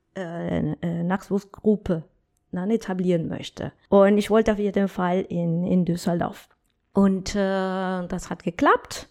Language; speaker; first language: German; non-native, fluent; Spanish